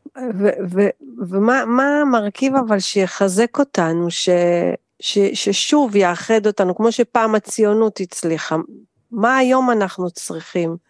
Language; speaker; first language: Hebrew; native; Hebrew